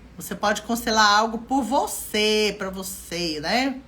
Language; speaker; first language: Portuguese; native; Portuguese